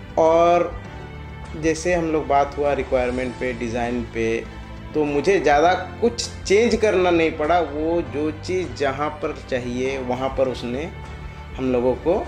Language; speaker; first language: Hindi; non-native, local second language; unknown